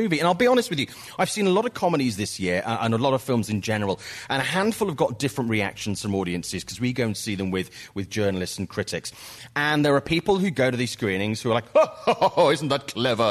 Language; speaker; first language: English; native; English